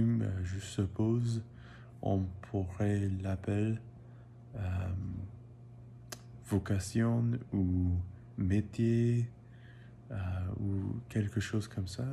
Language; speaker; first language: French; non-native, learner; English